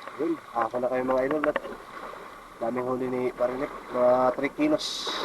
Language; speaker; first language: Filipino; native; Filipino